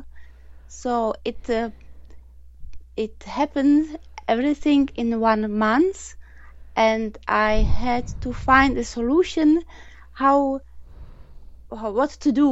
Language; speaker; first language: English; non-native, learner; Czech